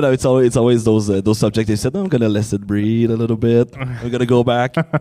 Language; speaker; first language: English; non-native, fluent; French